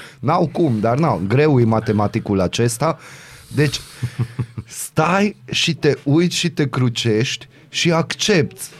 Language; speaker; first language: Romanian; non-native, local second language; Hungarian